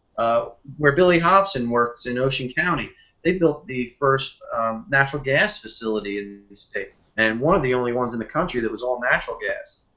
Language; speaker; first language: English; native; English